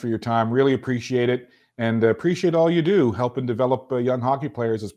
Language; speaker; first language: English; native; English